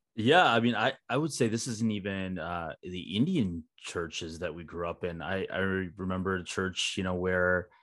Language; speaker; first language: English; early bilingual, other home language; Hindi